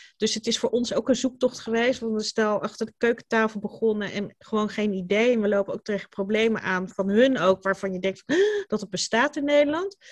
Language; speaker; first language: Dutch; native; Dutch